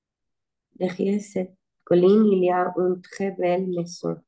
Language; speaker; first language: French; non-native, learner; Spanish